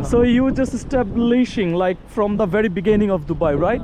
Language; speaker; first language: English; non-native, local second language; Bangla